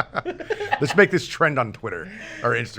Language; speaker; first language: English; native; English